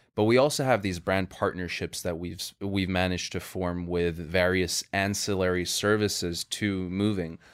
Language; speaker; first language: English; non-native, fluent; Swedish